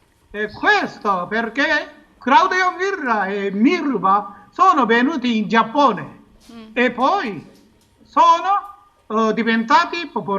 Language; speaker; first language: Italian; non-native, learner; Japanese